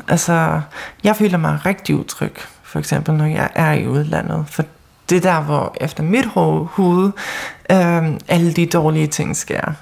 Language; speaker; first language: Danish; non-native, local second language; Faroese